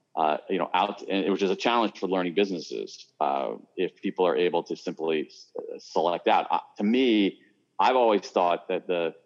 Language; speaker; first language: English; native; English